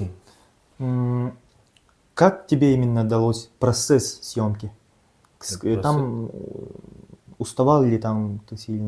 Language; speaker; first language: Russian; non-native, local second language; Yakut